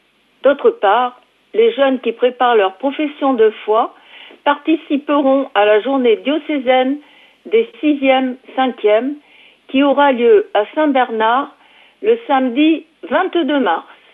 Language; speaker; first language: French; native; French